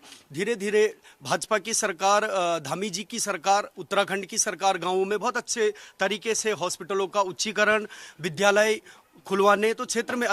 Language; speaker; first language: Hindi; native; Hindi